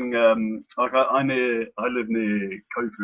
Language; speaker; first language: English; native; English